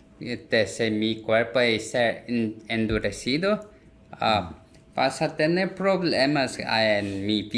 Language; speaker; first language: Spanish; non-native, learner; Korean